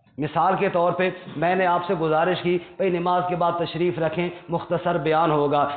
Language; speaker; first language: Urdu; non-native, local second language; Punjabi